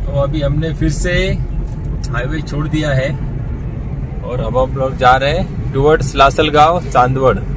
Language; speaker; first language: Hindi; non-native, local second language; Marathi